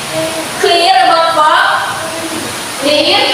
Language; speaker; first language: English; non-native, learner; Indonesian